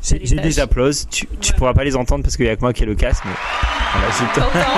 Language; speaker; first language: French; native; French